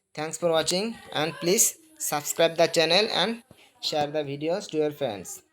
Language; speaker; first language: English; non-native, local second language; Assamese